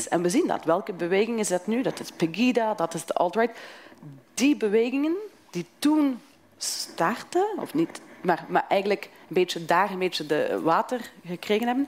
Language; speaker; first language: Dutch; non-native, fluent; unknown